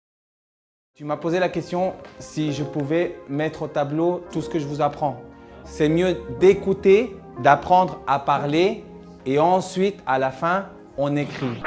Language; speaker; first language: French; non-native, fluent; Spanish